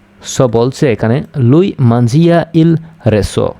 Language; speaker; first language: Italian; non-native, learner; Bangla